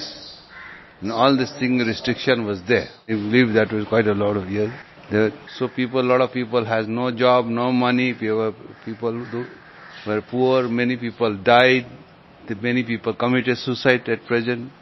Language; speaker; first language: English; non-native, local second language; Cantonese